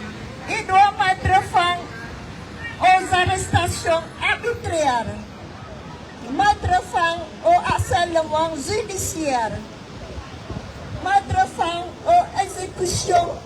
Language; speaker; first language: French; non-native, fluent; Khmer